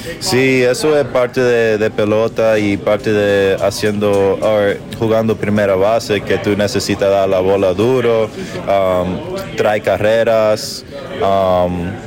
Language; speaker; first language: Spanish; early bilingual, heritage; English